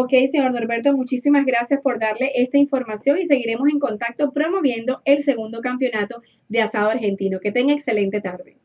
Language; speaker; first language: Spanish; native; Spanish